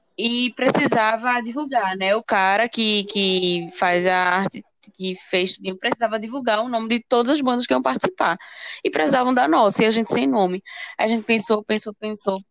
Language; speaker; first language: Portuguese; native; Portuguese